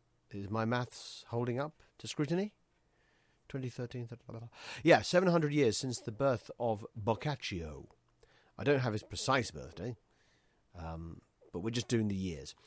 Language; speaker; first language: English; native; English